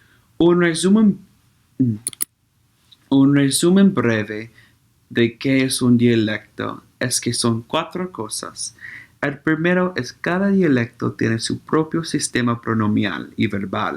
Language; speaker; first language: Spanish; non-native, learner; English